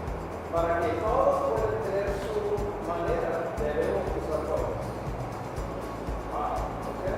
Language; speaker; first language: Spanish; non-native, fluent; English